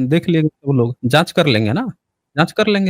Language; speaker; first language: Hindi; native; Hindi